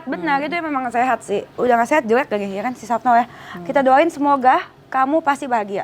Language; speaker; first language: Indonesian; native; Indonesian